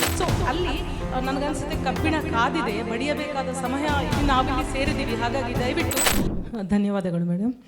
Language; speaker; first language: Kannada; non-native, local second language; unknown